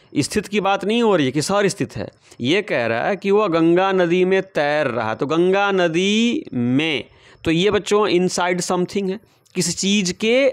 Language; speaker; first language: Hindi; native; Hindi